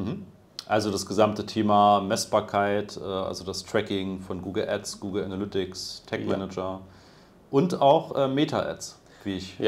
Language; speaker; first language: German; native; German